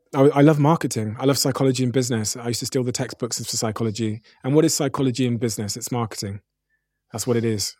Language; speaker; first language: English; native; English